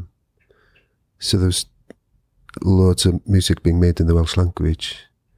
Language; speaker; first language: English; non-native, local second language; Welsh